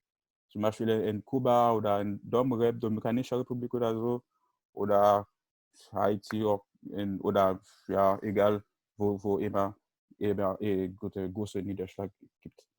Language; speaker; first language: German; non-native, learner; Haitian Creole